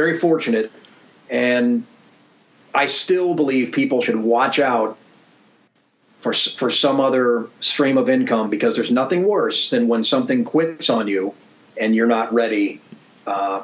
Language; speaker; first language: English; native; English